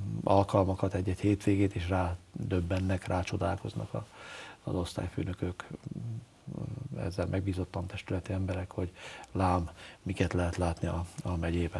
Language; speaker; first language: Hungarian; native; Hungarian